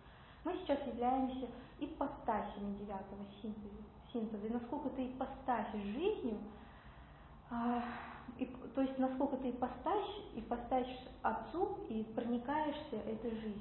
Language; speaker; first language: Russian; native; Russian